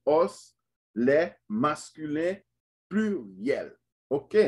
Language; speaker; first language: French; non-native, local second language; Haitian Creole